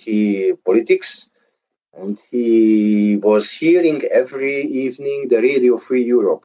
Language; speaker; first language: English; early bilingual, other home language; Hungarian